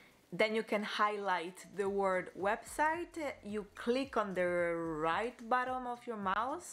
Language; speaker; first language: English; non-native, fluent; Italian